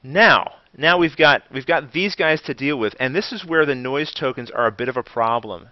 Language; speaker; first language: English; native; English